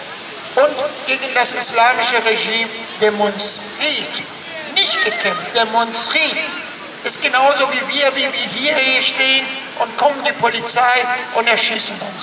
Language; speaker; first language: German; non-native, fluent; Persian